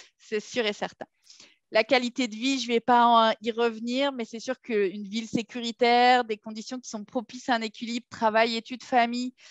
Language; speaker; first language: French; native; French